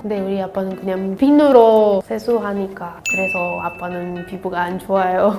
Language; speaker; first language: Korean; non-native, learner; Spanish